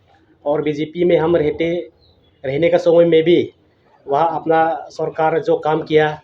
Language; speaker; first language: Hindi; non-native, local second language; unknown